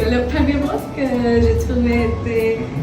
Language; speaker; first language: French; non-native, learner; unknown